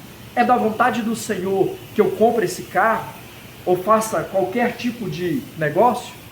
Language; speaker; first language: Portuguese; native; Portuguese